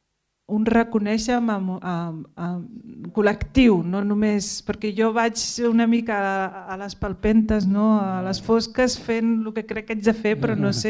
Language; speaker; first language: Catalan; early bilingual, other home language; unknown